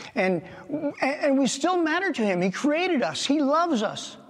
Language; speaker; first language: English; native; English